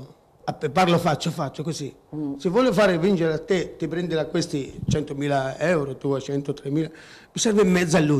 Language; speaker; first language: Italian; non-native, learner; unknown